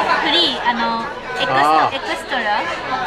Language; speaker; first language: English; non-native, learner; Japanese